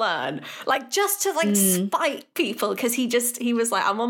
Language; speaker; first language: English; native; English